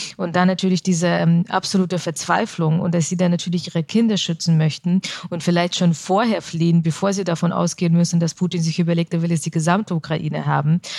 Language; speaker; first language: German; early bilingual, other home language; Russian